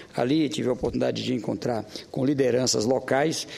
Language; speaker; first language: Portuguese; native; Portuguese